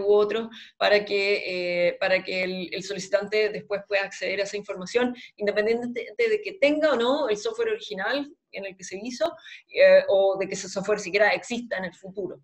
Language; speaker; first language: Spanish; native; Spanish